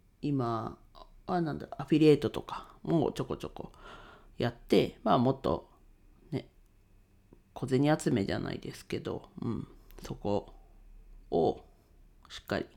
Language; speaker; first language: Japanese; native; Japanese